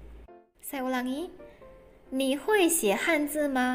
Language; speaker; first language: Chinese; non-native, fluent; Indonesian